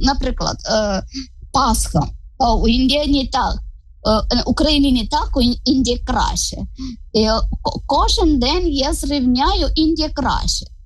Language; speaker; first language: Ukrainian; non-native, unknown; Malayalam